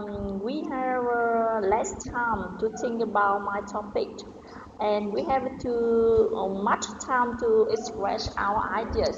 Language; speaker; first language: English; non-native, learner; Vietnamese